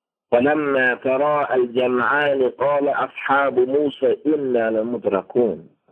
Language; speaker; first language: Arabic; non-native, fluent; English